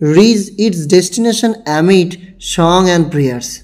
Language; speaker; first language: English; non-native, local second language; Bangla